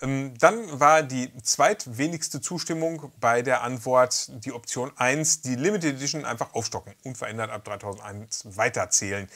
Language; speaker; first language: German; native; German